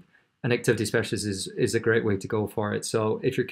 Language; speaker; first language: English; native; English